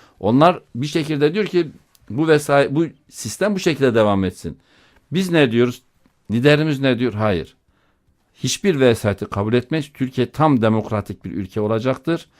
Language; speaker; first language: Turkish; native; Turkish